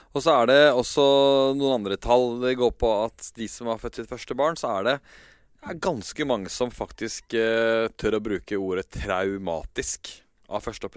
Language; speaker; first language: Norwegian; native; Norwegian